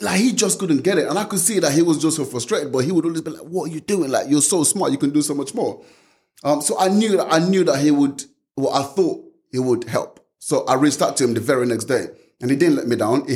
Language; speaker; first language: English; non-native, local second language; Yoruba